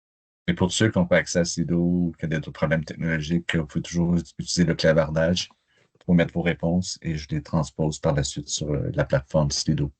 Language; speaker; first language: French; native; French